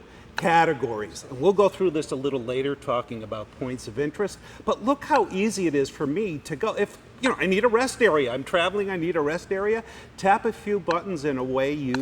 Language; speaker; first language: English; native; English